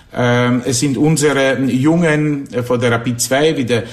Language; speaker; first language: German; non-native, fluent; Polish